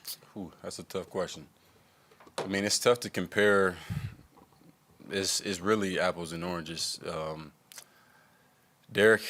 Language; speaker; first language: English; native; English